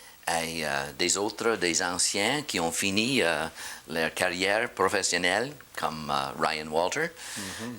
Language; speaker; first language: French; non-native, learner; English